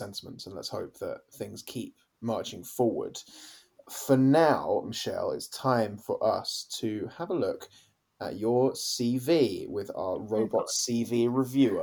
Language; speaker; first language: English; native; English